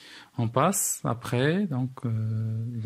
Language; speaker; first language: French; non-native, local second language; Arabic